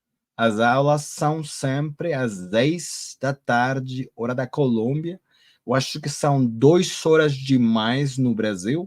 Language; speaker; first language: Portuguese; non-native, learner; Spanish